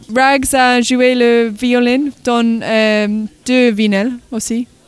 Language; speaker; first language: French; non-native, learner; English